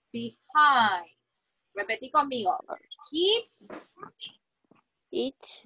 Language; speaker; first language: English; non-native, fluent; Spanish